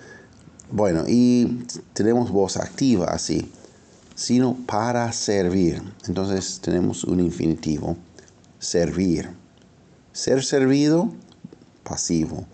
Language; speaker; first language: Spanish; non-native, fluent; English